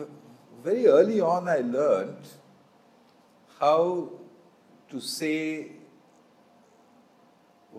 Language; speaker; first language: English; non-native, local second language; Bangla